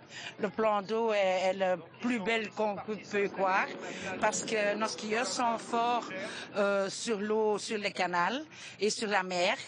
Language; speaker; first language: French; non-native, local second language; Dutch